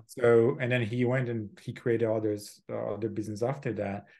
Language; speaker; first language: English; non-native, fluent; Portuguese